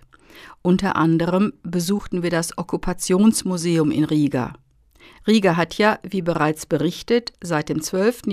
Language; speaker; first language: German; native; German